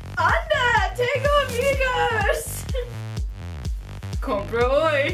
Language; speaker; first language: Spanish; non-native, learner; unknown